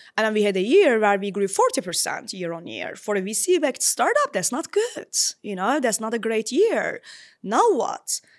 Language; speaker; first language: English; non-native, fluent; Turkish